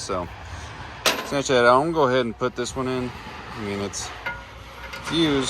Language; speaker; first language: English; native; English